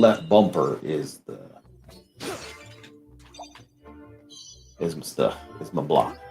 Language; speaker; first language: English; native; English